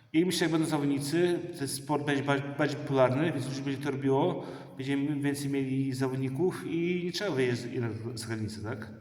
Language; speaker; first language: Polish; early bilingual, heritage; Polish